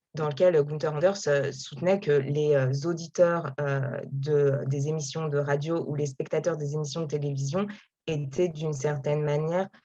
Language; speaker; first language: French; native; French